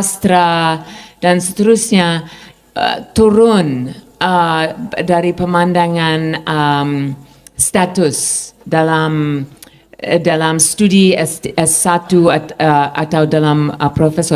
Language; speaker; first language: Indonesian; non-native, fluent; English